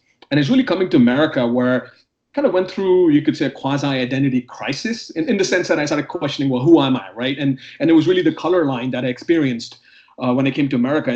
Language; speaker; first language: English; non-native, local second language; Hindi